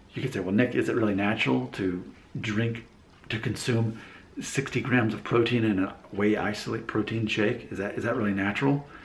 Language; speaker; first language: English; native; English